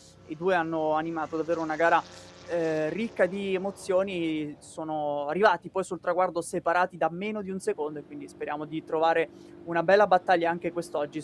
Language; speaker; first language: Italian; native; Italian